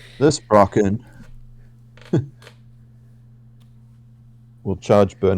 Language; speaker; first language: English; native; English